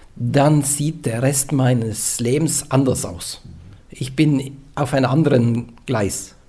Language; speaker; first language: German; non-native, fluent; Norwegian